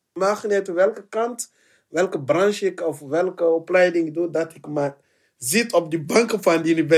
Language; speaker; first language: Dutch; non-native, fluent; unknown